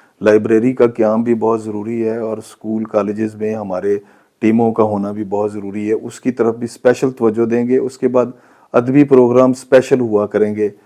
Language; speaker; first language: Urdu; non-native, local second language; Punjabi